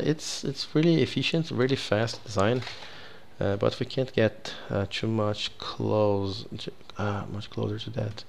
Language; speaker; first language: English; non-native, fluent; Portuguese